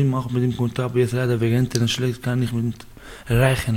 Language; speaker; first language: German; non-native, learner; Baluchi